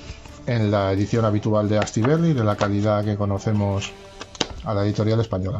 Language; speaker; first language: Spanish; native; Spanish